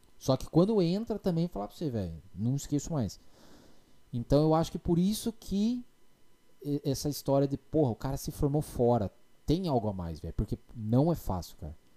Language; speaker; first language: Portuguese; native; Portuguese